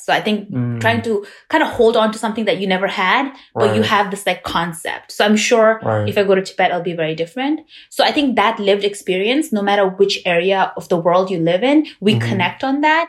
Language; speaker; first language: English; non-native, local second language; Tibetan